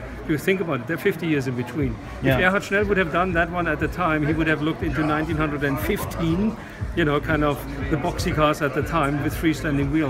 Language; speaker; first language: English; non-native, fluent; German